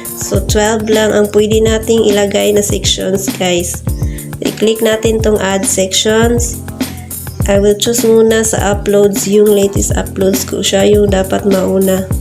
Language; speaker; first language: Filipino; non-native, local second language; Cebuano